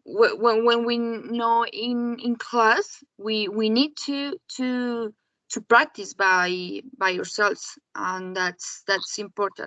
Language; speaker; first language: English; non-native, learner; Spanish